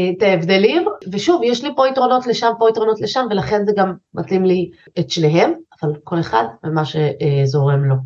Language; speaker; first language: Hebrew; native; Hebrew